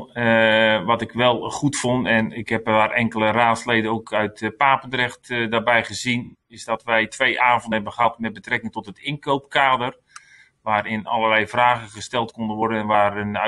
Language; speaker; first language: Dutch; native; Dutch